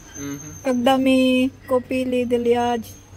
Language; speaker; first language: Russian; non-native, learner; Filipino